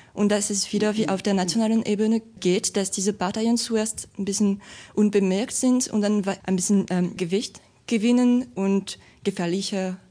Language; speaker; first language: German; non-native, fluent; French